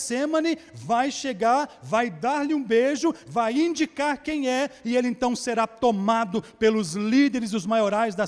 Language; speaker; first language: Portuguese; native; Portuguese